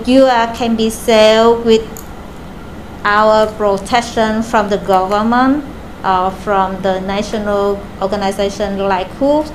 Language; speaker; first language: English; non-native, learner; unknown